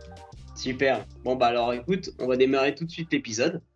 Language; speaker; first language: French; native; French